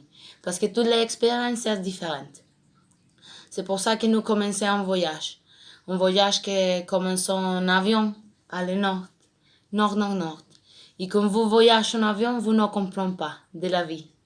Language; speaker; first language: French; non-native, learner; Spanish